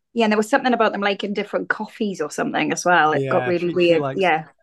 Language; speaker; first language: English; native; English